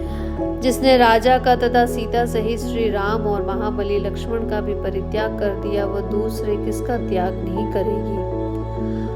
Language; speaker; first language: Hindi; native; Hindi